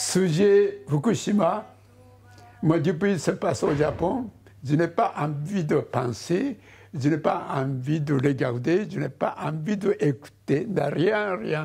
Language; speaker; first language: French; non-native, learner; Japanese